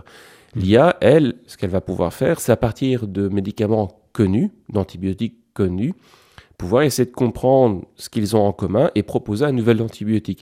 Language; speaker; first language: French; native; French